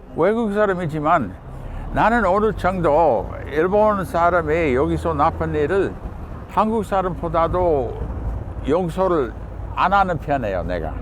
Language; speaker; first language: Korean; non-native, fluent; English